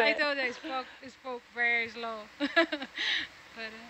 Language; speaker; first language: English; non-native, fluent; Portuguese